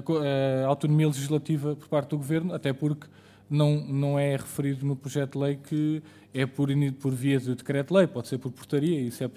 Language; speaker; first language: Portuguese; native; Portuguese